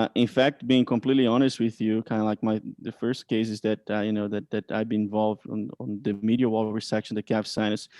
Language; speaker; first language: English; non-native, fluent; Portuguese